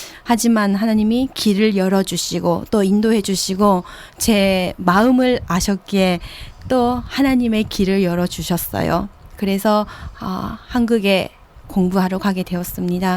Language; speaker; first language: Korean; early bilingual, heritage; Korean